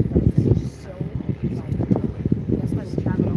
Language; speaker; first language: English; native; English